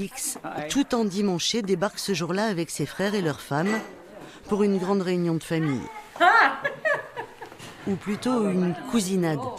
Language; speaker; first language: French; native; French